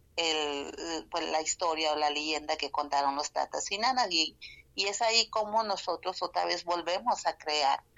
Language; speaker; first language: Spanish; non-native, local second language; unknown